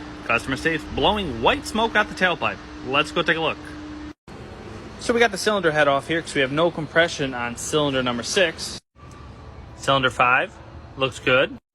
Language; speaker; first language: English; native; English